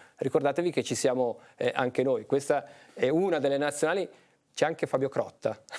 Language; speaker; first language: Italian; native; Italian